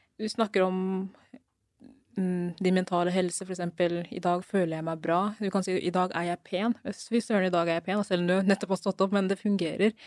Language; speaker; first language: Norwegian; early bilingual, other home language; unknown